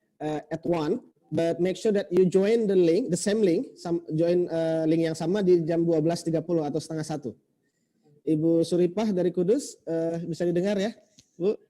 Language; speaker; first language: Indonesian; native; Indonesian